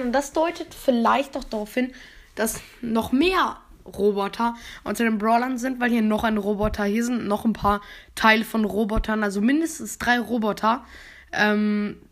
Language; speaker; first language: German; native; German